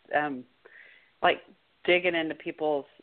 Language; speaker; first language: English; native; English